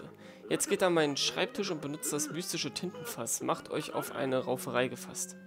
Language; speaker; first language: German; native; German